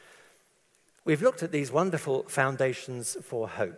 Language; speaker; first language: English; native; English